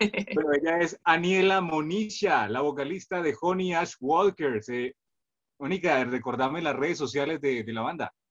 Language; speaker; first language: Spanish; native; Spanish